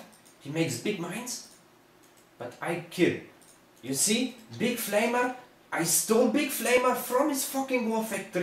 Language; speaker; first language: English; non-native, learner; German